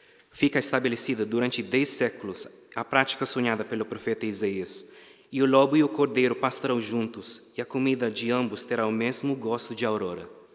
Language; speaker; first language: Portuguese; non-native, fluent; English